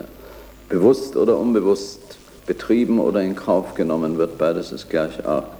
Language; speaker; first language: German; native; German